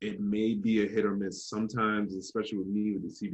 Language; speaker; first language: English; native; English